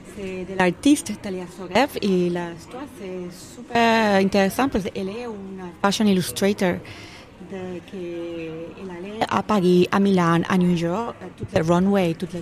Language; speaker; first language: French; non-native, learner; Spanish